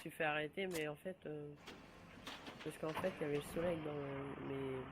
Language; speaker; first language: French; native; French